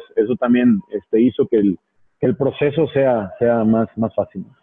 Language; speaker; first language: Spanish; native; Spanish